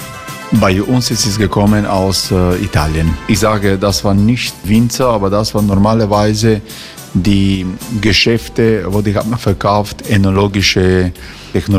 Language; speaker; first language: German; non-native, fluent; Croatian